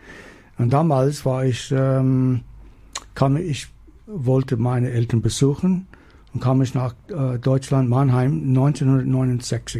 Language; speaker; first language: German; non-native, learner; English